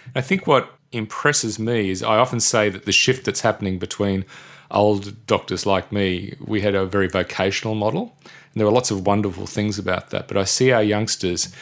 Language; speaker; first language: English; native; English